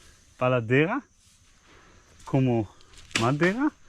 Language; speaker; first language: Portuguese; non-native, learner; German